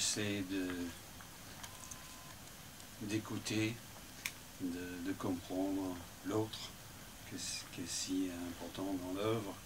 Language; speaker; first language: French; non-native, fluent; English